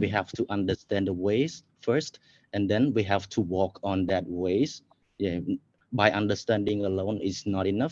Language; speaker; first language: English; non-native, fluent; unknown